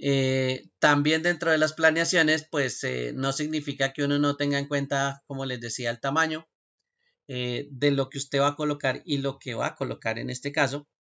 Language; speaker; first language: Spanish; native; Spanish